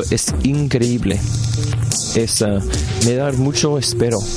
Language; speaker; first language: Spanish; non-native, learner; English